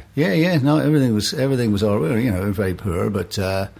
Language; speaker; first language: English; native; English